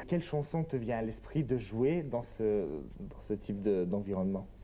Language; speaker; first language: French; native; French